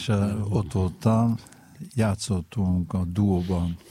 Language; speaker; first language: Hungarian; non-native, fluent; French